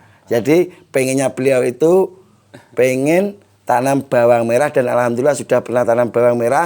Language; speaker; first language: Indonesian; native; Indonesian